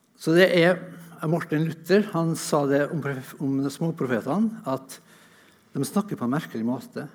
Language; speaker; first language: Norwegian; native; Norwegian